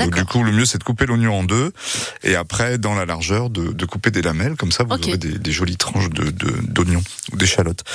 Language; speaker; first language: French; native; French